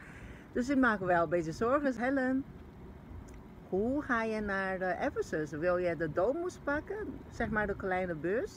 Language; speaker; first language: Dutch; non-native, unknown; Chinese